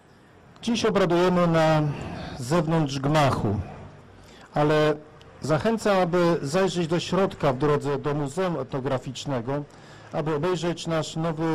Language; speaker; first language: Polish; native; Polish